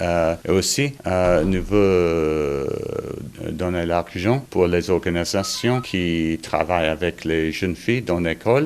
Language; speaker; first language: French; non-native, learner; English